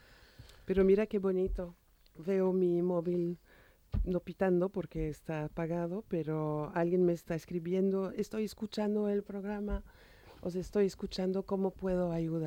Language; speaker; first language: Spanish; non-native, fluent; French